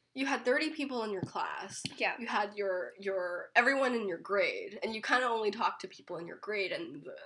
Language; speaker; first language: English; native; English